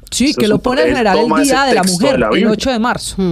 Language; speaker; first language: Spanish; native; Spanish